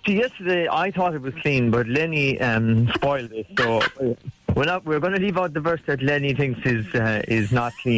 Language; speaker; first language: English; native; English